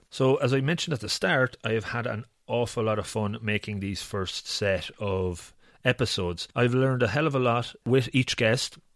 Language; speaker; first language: English; native; English